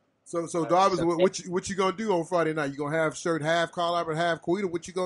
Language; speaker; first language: English; native; English